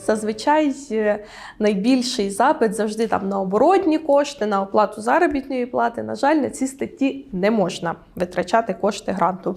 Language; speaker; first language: Ukrainian; native; Ukrainian